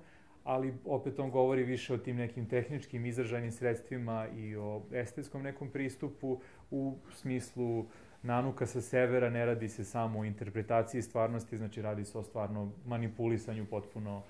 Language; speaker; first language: Serbian; native; Serbian